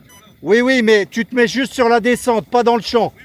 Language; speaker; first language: French; native; French